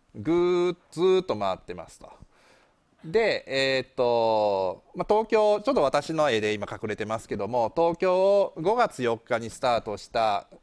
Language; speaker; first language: Japanese; native; Japanese